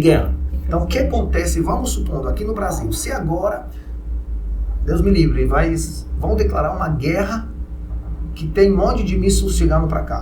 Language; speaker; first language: Portuguese; non-native, fluent; Hebrew